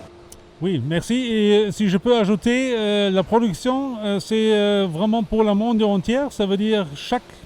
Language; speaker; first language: French; non-native, fluent; German